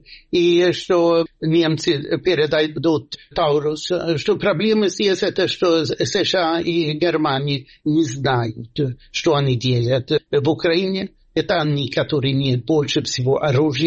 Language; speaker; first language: Russian; non-native, fluent; Swedish